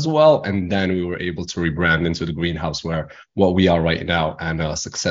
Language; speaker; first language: English; non-native, fluent; Arabic